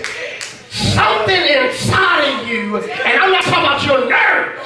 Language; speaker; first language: English; native; English